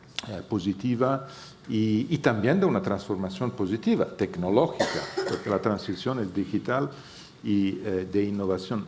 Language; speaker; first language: Spanish; non-native, fluent; Italian